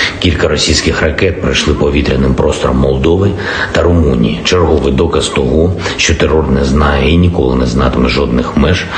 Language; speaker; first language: Ukrainian; non-native, local second language; Russian